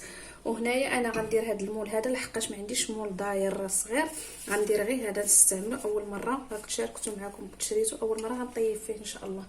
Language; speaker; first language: Arabic; native; Arabic